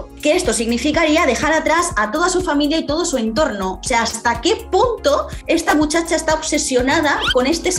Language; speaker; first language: Spanish; native; Spanish